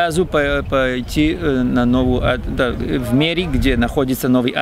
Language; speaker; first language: Russian; non-native, learner; Spanish